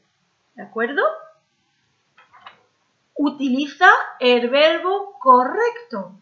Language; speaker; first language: Spanish; non-native, fluent; French